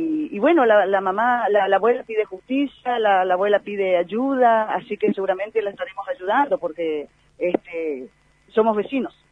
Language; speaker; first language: Spanish; native; Spanish